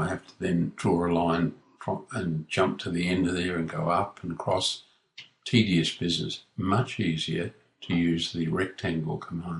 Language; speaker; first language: English; native; English